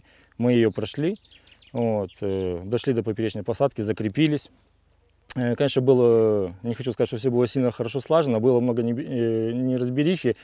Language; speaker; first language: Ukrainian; non-native, local second language; Russian